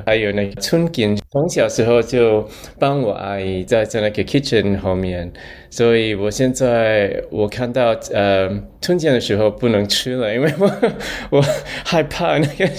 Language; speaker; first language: Chinese; early bilingual, heritage; English